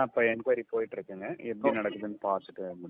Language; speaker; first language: Tamil; native; Tamil